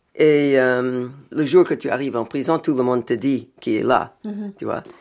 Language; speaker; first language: French; non-native, fluent; English